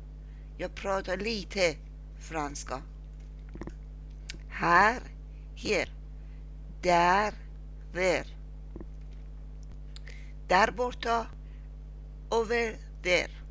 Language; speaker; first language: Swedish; non-native, fluent; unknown